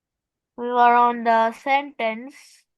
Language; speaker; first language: English; non-native, local second language; Urdu